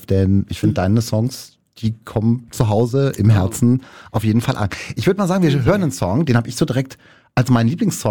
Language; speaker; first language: German; native; German